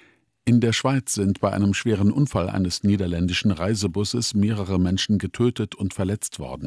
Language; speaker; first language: German; native; German